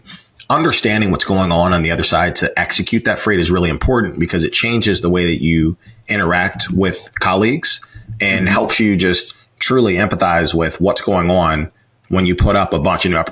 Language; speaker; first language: English; native; English